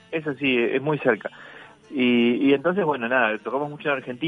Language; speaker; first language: Spanish; native; Spanish